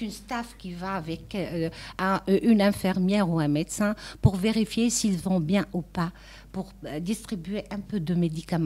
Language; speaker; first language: French; non-native, local second language; Arabic